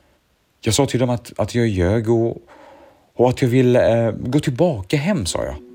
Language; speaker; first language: Swedish; early bilingual, other home language; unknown